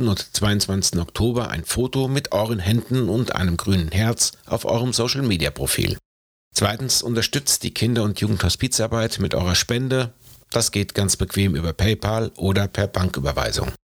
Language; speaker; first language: German; native; German